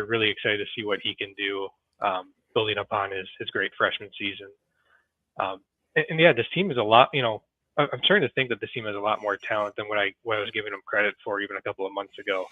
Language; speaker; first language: English; native; English